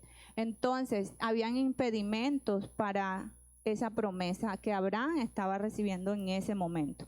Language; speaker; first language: Spanish; native; Spanish